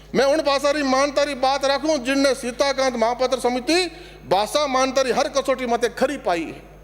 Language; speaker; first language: Hindi; non-native, local second language; Marwari